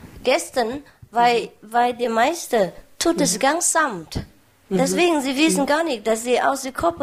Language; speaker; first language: German; non-native, learner; Vietnamese